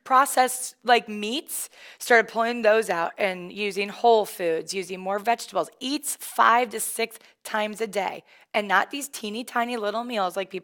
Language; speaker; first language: English; native; English